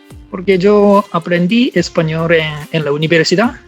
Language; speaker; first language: Spanish; non-native, learner; Japanese